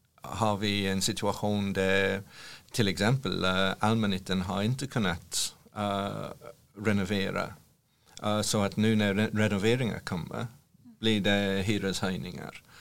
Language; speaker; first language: Swedish; non-native, fluent; English